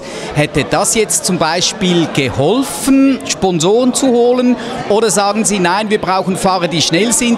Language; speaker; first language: German; native; German